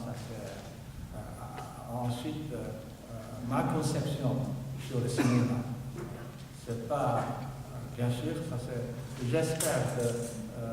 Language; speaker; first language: French; non-native, fluent; Chinese